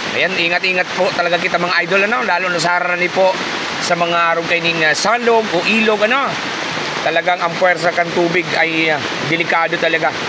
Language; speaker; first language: Filipino; non-native, local second language; Bikol